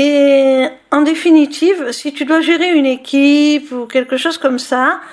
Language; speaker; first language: French; native; French